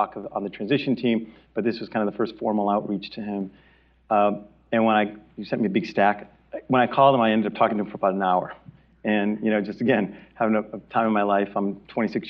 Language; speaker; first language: English; native; English